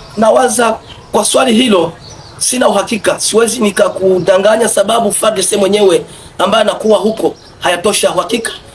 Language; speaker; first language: Swahili; native; Swahili